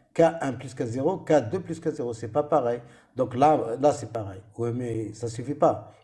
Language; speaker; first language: French; non-native, local second language; Arabic